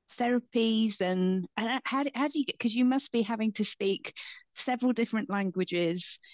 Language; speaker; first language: English; native; English